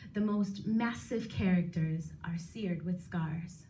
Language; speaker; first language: English; native; English